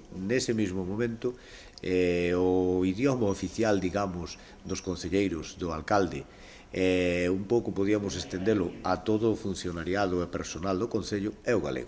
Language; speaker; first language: Galician; native; Galician